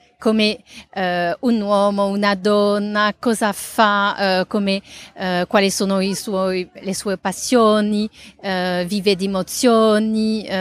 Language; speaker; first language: Italian; non-native, fluent; French